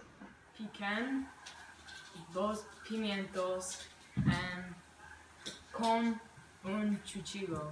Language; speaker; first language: Spanish; non-native, learner; English